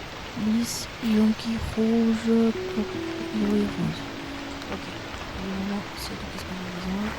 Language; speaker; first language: French; non-native, fluent; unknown